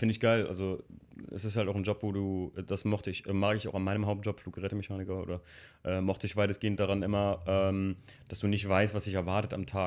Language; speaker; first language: German; native; German